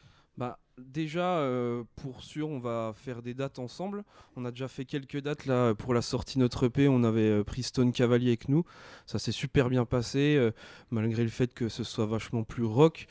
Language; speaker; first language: French; native; French